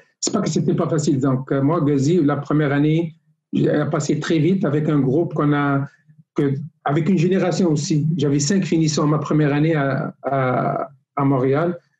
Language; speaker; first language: French; non-native, local second language; Arabic